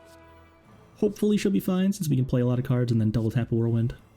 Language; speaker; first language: English; native; English